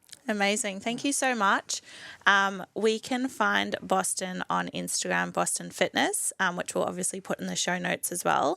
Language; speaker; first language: English; native; English